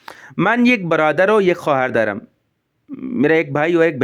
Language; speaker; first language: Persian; non-native, fluent; Urdu